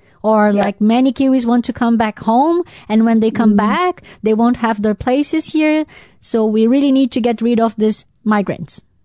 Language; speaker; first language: English; non-native, fluent; Portuguese